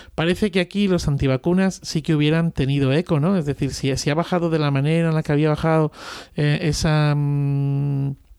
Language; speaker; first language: Spanish; native; Spanish